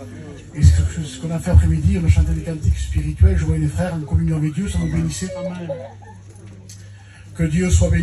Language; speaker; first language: French; native; French